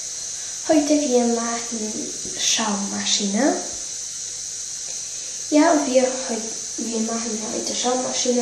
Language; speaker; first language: German; non-native, learner; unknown